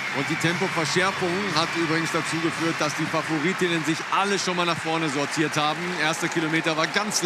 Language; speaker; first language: German; native; German